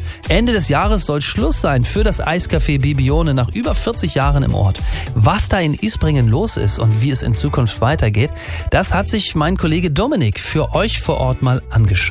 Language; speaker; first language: German; native; German